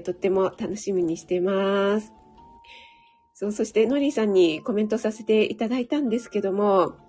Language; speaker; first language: Japanese; native; Japanese